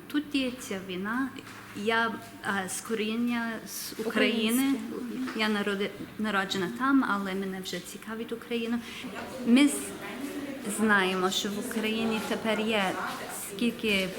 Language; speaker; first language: Ukrainian; early bilingual, heritage; English